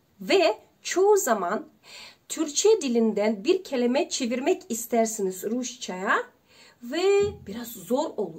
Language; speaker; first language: Turkish; non-native, learner; Russian